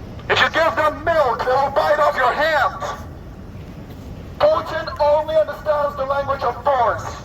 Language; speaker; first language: English; non-native, fluent; Ukrainian